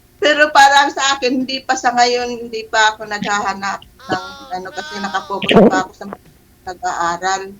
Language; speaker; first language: Filipino; non-native, local second language; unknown